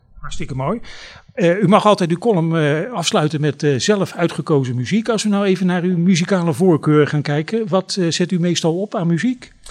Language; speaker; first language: Dutch; native; Dutch